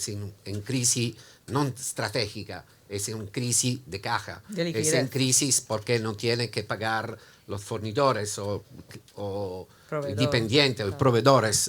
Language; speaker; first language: Spanish; non-native, learner; Italian